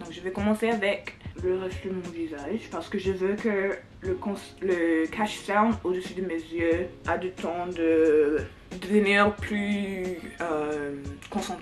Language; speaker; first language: French; non-native, learner; English